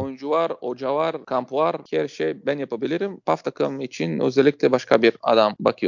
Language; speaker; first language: Turkish; non-native, learner; Bulgarian